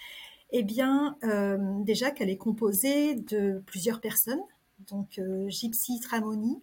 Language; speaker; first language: French; native; French